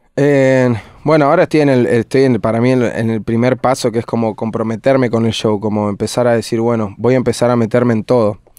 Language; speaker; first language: Spanish; native; Spanish